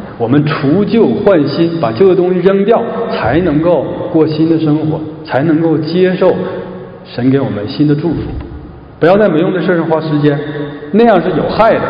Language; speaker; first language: Chinese; native; Chinese